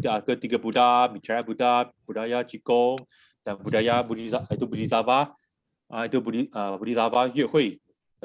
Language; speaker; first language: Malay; non-native, local second language; Chinese